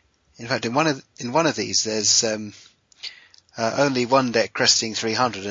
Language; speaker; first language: English; native; English